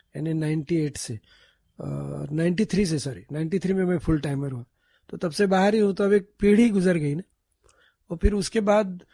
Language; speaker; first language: Hindi; non-native, local second language; Marathi